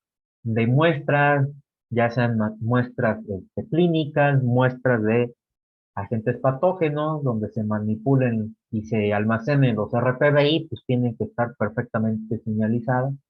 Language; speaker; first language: Spanish; native; Spanish